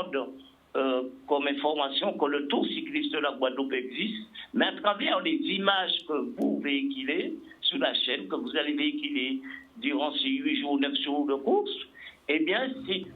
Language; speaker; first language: French; native; French